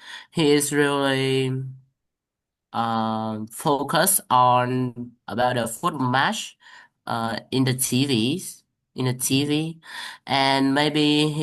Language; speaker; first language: English; non-native, learner; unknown